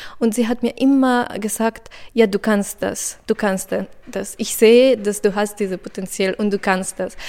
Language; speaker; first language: German; non-native, fluent; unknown